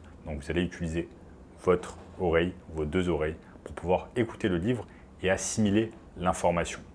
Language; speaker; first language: French; native; French